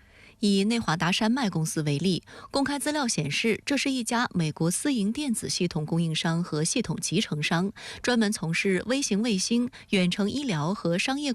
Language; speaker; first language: Chinese; native; Chinese